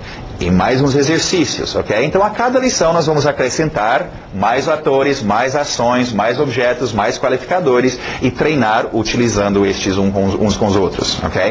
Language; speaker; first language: Portuguese; native; Portuguese